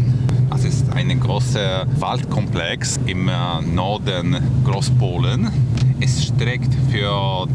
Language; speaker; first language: German; non-native, fluent; Polish